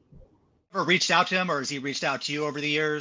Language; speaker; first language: English; native; English